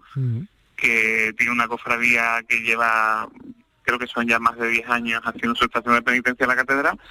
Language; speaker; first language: Spanish; native; Spanish